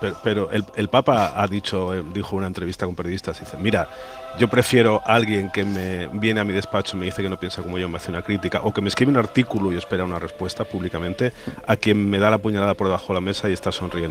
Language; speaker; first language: Spanish; native; Spanish